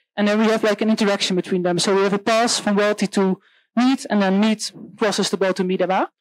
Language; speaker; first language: English; non-native, fluent; Dutch